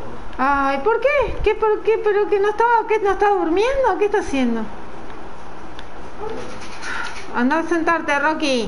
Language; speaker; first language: Spanish; native; Spanish